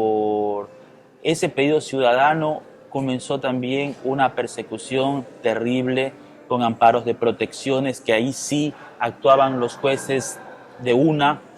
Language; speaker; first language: Spanish; native; Spanish